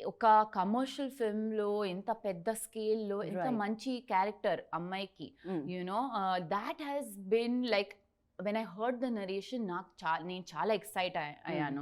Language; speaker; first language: Telugu; non-native, learner; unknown